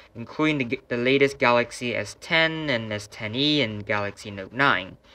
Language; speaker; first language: English; non-native, fluent; Vietnamese